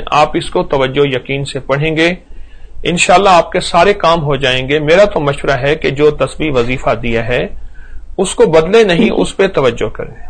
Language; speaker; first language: Urdu; native; Urdu